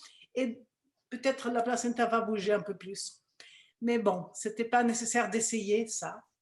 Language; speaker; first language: French; non-native, fluent; Spanish